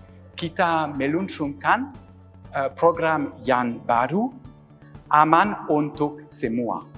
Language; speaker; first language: Indonesian; non-native, learner; French